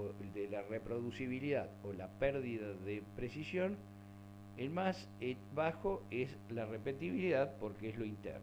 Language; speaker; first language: Spanish; native; Spanish